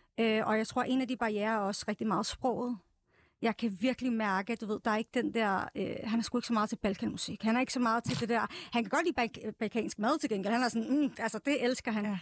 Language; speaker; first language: Danish; early bilingual, other home language; Serbian